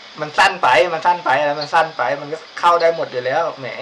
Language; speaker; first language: Thai; native; Thai